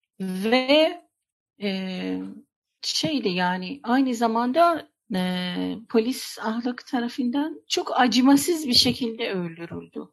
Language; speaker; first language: Turkish; non-native, fluent; Persian